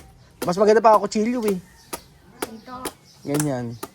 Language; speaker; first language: Filipino; non-native, local second language; Bikol